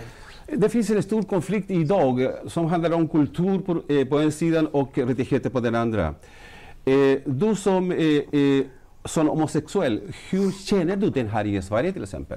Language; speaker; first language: Swedish; non-native, fluent; Spanish